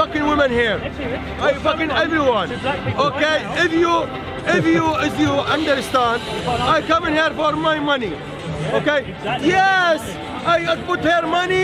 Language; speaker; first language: English; non-native, learner; Arabic